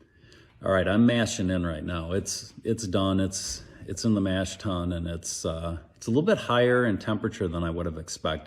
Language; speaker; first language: English; native; English